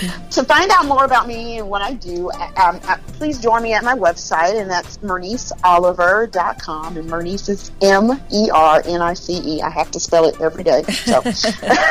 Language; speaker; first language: English; native; English